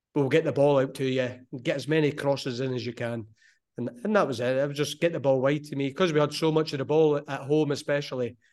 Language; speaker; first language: English; native; English